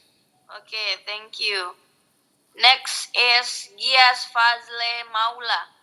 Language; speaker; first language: English; non-native, local second language; Indonesian